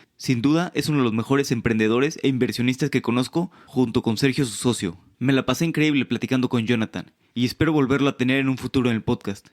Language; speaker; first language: Spanish; native; Spanish